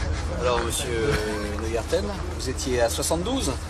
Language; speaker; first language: French; native; French